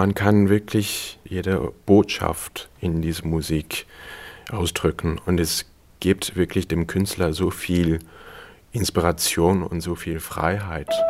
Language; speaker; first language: German; non-native, fluent; Cantonese